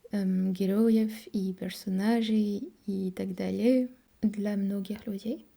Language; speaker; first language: Russian; non-native, learner; French